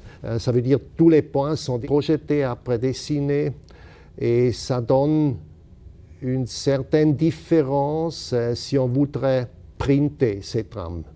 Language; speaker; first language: French; non-native, local second language; German